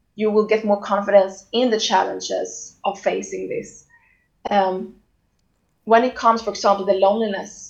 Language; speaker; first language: English; non-native, fluent; Swedish